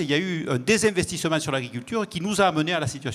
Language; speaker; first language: French; native; French